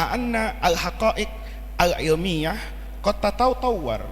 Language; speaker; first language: Arabic; non-native, fluent; Indonesian